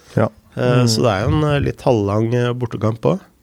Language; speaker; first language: Norwegian; native; Norwegian